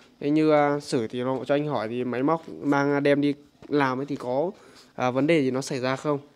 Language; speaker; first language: Vietnamese; native; Vietnamese